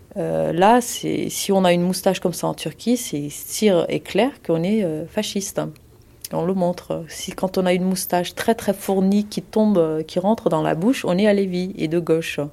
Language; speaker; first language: French; early bilingual, other home language; Kurdish